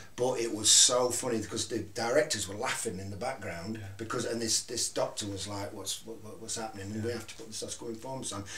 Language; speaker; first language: English; native; English